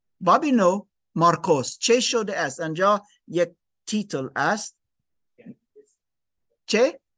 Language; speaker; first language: Persian; non-native, learner; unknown